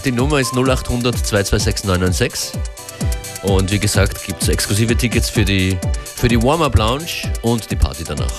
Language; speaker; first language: German; native; German